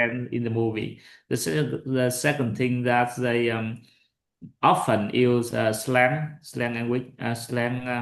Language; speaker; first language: English; non-native, learner; Vietnamese